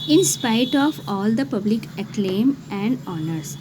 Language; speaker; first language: English; non-native, local second language; Hindi